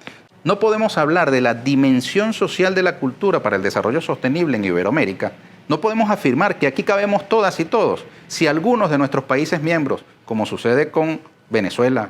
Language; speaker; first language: Spanish; native; Spanish